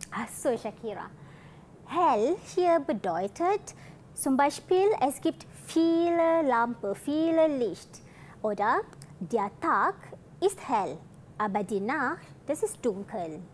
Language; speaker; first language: German; non-native, fluent; Malay